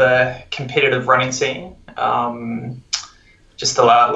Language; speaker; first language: English; native; English